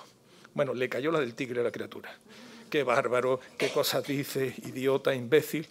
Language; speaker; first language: Spanish; native; Spanish